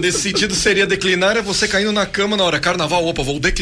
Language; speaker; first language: Portuguese; native; Portuguese